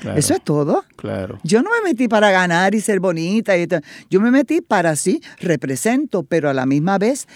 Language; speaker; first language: Spanish; native; Spanish